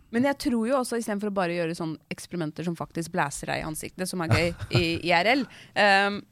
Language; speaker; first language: Norwegian; early bilingual, other home language; Turkish